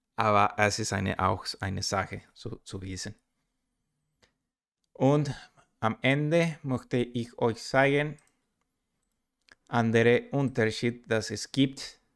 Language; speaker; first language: German; non-native, learner; Spanish